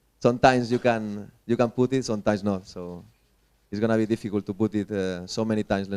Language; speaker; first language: English; non-native, fluent; Spanish